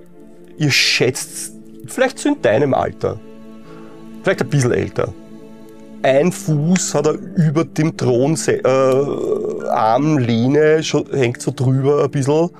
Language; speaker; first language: German; native; German